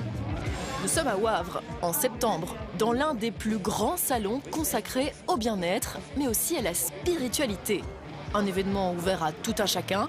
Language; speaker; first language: French; native; French